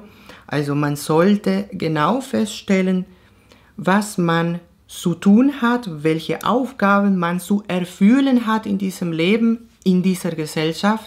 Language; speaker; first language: German; non-native, fluent; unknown